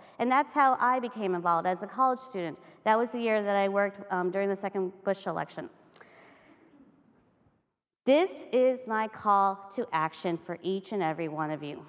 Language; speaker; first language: English; native; English